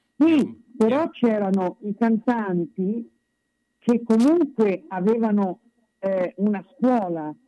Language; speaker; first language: Italian; native; Italian